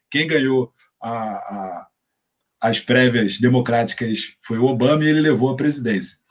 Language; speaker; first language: Portuguese; native; Portuguese